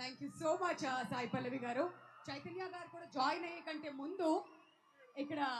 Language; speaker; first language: Telugu; native; Telugu